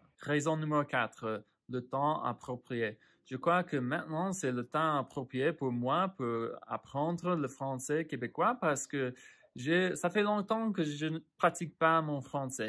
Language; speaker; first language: French; non-native, fluent; English